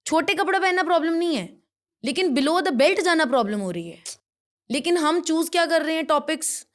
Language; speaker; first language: Hindi; non-native, local second language; Punjabi